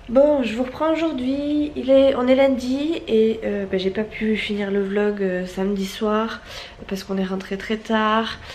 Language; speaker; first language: French; native; French